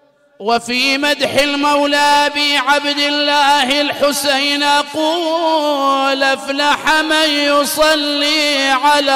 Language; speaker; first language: Arabic; native; Arabic